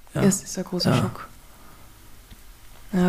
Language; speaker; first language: German; native; German